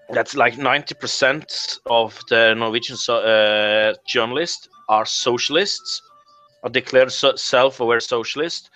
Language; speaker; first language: English; non-native, fluent; Norwegian